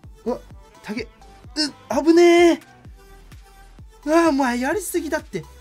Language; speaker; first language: Japanese; native; Japanese